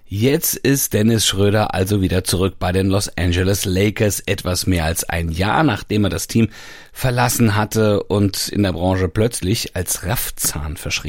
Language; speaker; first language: German; native; German